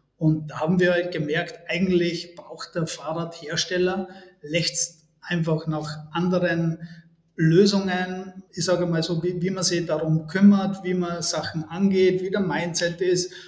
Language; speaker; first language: German; native; German